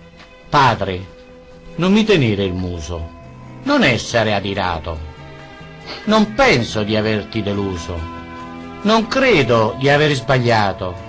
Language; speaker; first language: Italian; native; Italian